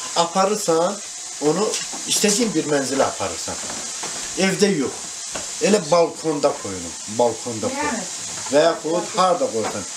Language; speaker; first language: Azerbaijani; non-native, local second language; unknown